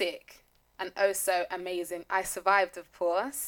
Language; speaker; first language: English; native; English